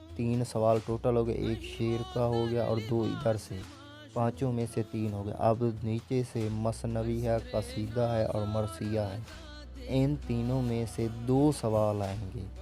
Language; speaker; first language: Urdu; non-native, local second language; Punjabi